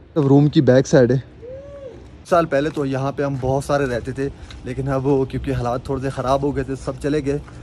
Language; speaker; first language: Urdu; non-native, local second language; Punjabi